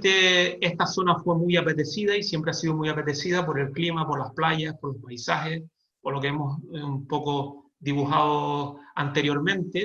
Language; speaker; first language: Spanish; native; Spanish